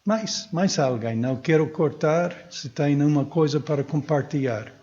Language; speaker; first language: Portuguese; non-native, fluent; English